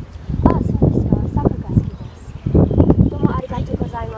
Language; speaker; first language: Japanese; non-native, learner; English